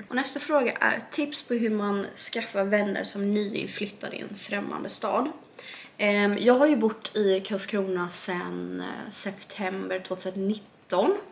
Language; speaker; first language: Swedish; native; Swedish